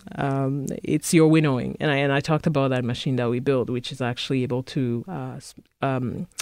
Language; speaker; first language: English; non-native, local second language; French